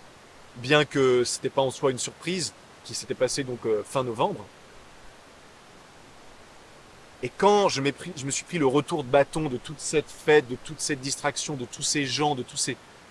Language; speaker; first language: French; native; French